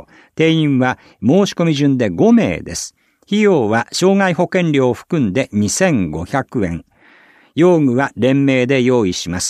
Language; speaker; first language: Japanese; native; Japanese